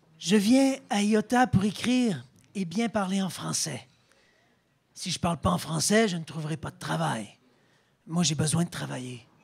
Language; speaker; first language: French; native; French